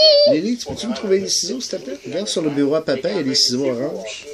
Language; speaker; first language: French; native; French